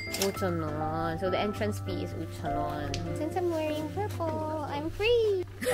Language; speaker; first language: English; non-native, local second language; Filipino